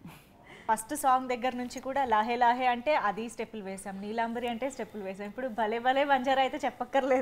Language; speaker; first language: Telugu; native; Telugu